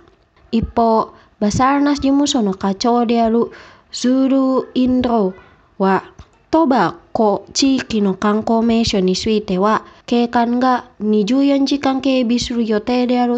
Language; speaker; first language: Japanese; non-native, fluent; Indonesian